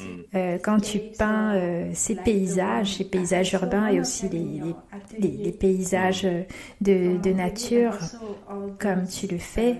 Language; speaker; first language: French; native; French